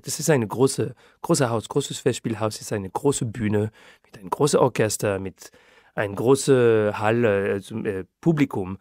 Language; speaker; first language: German; non-native, fluent; French